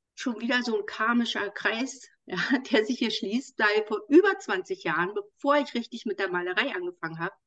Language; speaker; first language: German; native; German